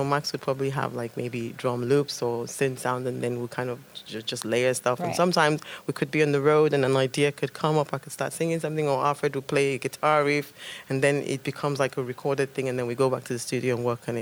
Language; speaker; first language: English; non-native, local second language; Ibibio